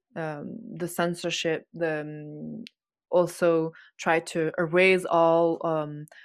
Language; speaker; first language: English; non-native, fluent; Chinese